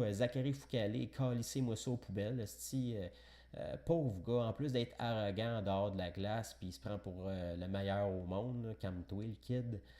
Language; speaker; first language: French; native; French